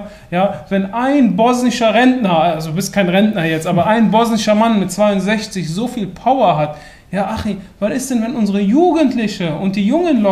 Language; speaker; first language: German; native; German